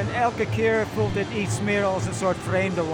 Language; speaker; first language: Dutch; non-native, fluent; English